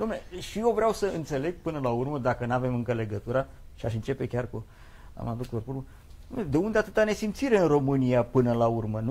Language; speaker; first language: Romanian; native; Romanian